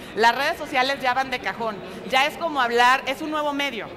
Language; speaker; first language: Spanish; native; Spanish